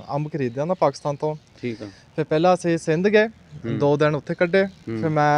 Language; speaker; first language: Punjabi; early bilingual, heritage; Norwegian